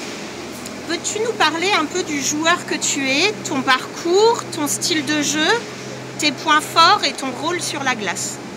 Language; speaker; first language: French; native; French